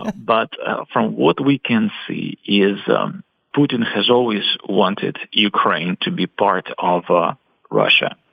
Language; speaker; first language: English; non-native, fluent; Russian